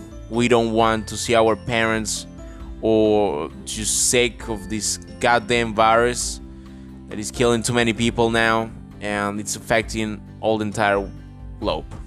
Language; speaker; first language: English; non-native, fluent; Spanish